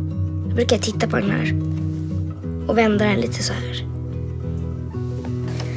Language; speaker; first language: Swedish; native; Swedish